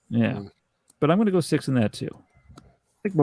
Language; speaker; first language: English; native; English